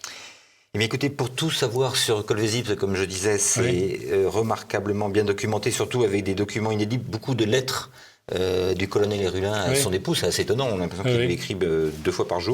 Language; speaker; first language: French; native; French